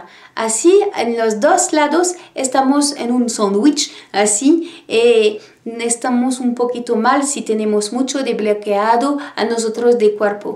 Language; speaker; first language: Spanish; non-native, learner; French